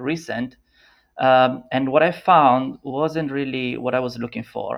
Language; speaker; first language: English; non-native, fluent; Italian